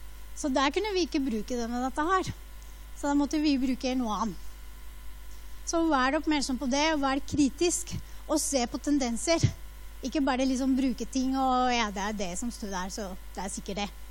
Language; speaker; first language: Norwegian; non-native, fluent; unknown